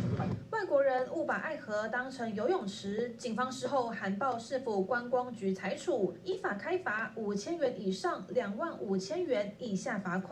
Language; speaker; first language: Chinese; native; Chinese